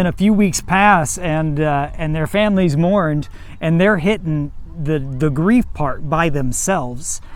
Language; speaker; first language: English; native; English